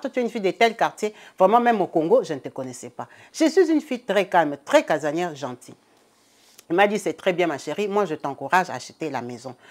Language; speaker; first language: French; non-native, local second language; Lingala